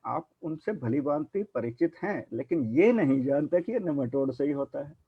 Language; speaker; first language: Hindi; non-native, local second language; Punjabi